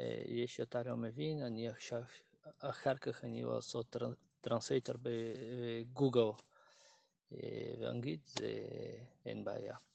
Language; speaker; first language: Hebrew; non-native, learner; Bulgarian